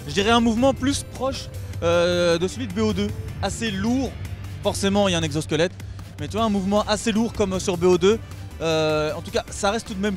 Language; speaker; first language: French; native; French